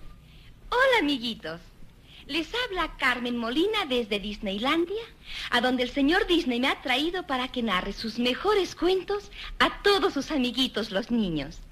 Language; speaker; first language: Spanish; native; Spanish